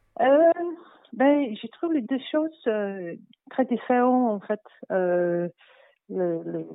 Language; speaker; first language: French; non-native, learner; English